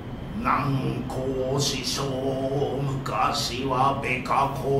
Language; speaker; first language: Japanese; native; Japanese